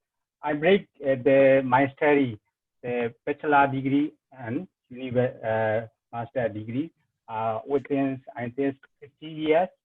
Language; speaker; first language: English; non-native, learner; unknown